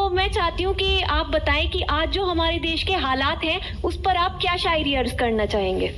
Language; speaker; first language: Hindi; native; Hindi